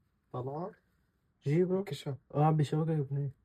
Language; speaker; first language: Arabic; native; Arabic